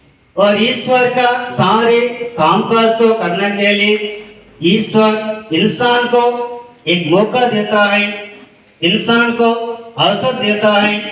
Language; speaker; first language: Hindi; non-native, local second language; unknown